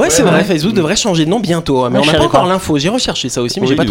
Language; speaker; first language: French; native; French